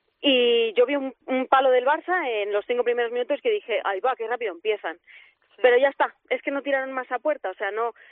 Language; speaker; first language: Spanish; native; Spanish